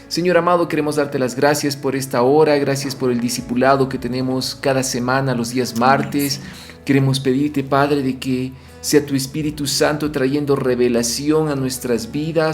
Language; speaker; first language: Spanish; native; Spanish